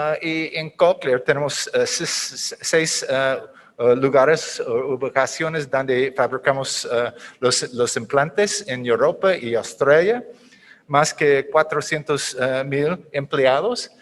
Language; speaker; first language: Spanish; non-native, fluent; English